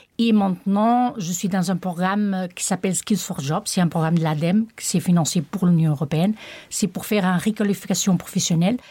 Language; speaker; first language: French; non-native, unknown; Portuguese